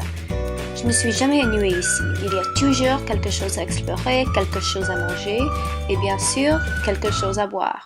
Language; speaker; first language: French; non-native, learner; English